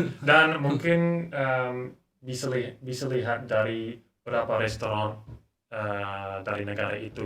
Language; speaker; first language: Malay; non-native, learner; English